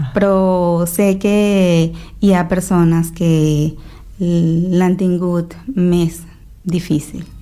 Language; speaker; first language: Catalan; non-native, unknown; Spanish